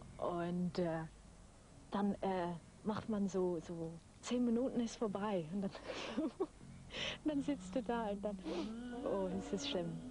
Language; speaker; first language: German; non-native, fluent; English